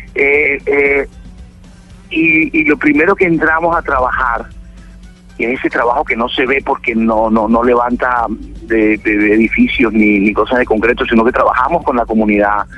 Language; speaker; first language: Spanish; native; Spanish